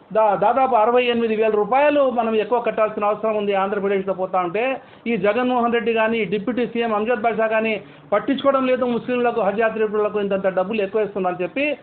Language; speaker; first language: Telugu; non-native, local second language; Urdu